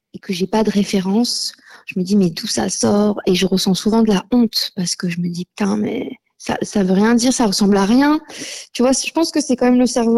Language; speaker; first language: French; native; French